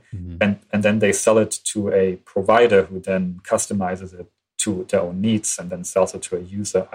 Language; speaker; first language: English; non-native, fluent; German